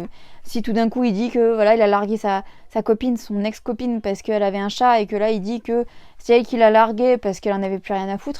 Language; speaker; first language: French; native; French